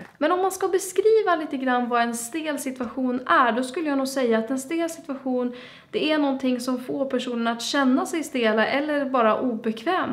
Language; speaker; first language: Swedish; native; Swedish